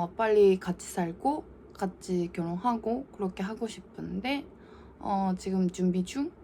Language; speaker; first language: Korean; non-native, learner; Japanese